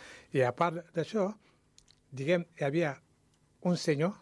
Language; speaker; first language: Catalan; non-native, learner; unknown